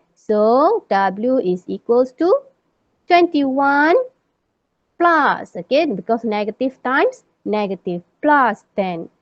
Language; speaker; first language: English; non-native, local second language; Malay